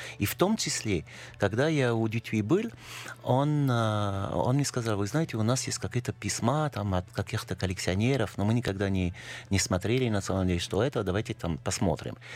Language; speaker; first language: Russian; non-native, fluent; French